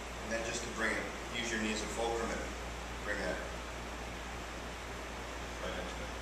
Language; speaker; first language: English; native; English